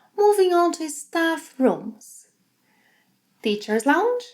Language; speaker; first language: English; non-native, fluent; Portuguese